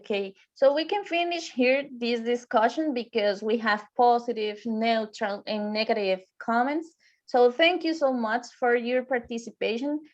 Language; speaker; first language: English; non-native, fluent; Spanish